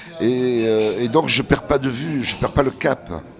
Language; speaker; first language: French; early bilingual, other home language; Kabyle